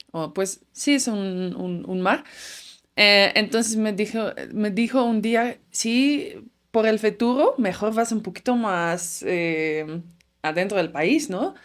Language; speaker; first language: Spanish; non-native, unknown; Dutch